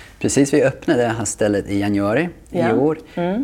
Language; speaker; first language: Swedish; non-native, fluent; English